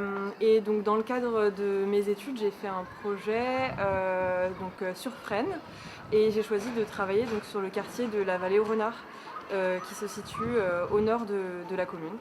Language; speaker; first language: French; native; French